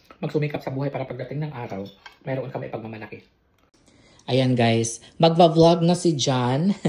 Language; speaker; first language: Filipino; non-native, local second language; Cebuano